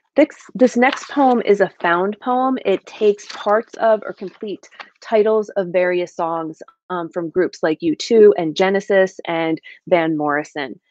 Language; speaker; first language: English; native; English